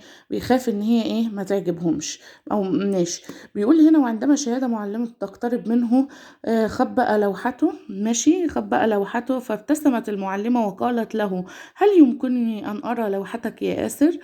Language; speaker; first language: Arabic; native; Arabic